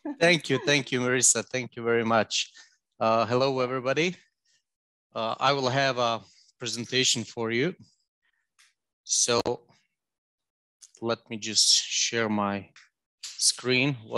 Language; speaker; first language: English; non-native, fluent; Croatian